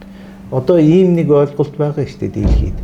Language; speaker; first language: Mongolian; non-native, fluent; Turkish